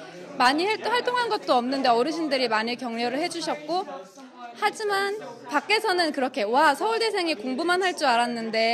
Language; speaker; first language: Korean; native; Korean